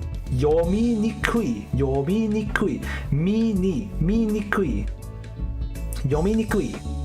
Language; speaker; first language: Japanese; non-native, learner; English